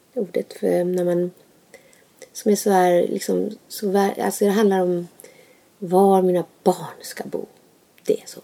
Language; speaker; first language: Swedish; native; Swedish